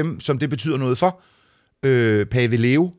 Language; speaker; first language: Danish; native; Danish